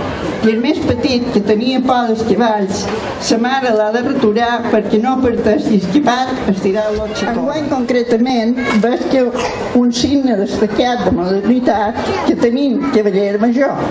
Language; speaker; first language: Catalan; native; Catalan